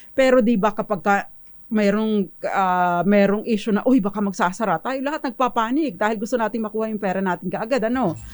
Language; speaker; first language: Filipino; native; Filipino